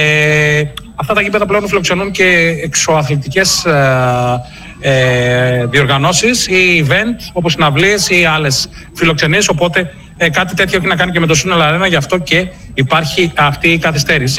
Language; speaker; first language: Greek; native; Greek